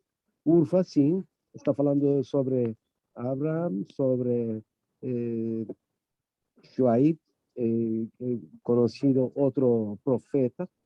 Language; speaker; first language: Portuguese; non-native, learner; Turkish